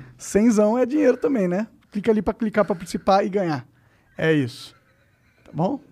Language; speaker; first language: Portuguese; native; Portuguese